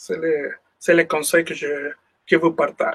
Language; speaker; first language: French; non-native, fluent; Spanish